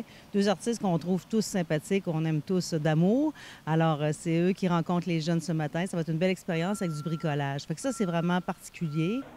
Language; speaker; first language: French; native; French